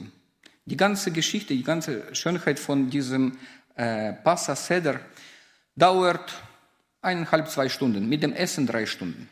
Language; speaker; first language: German; non-native, fluent; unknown